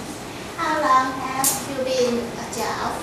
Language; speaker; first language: English; non-native, learner; Thai